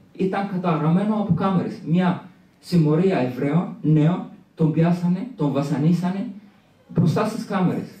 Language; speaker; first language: Greek; early bilingual, other home language; Arabic